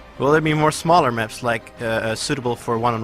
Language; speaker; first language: English; non-native, fluent; Dutch